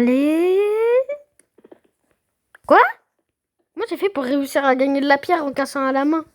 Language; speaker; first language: French; native; French